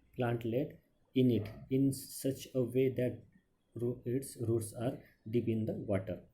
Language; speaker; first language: English; non-native, local second language; Marathi